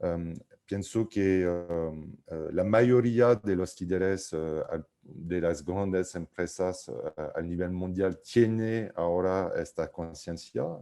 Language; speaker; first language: Spanish; non-native, fluent; French